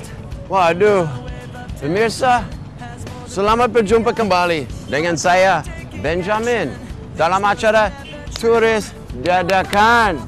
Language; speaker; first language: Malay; non-native, fluent; English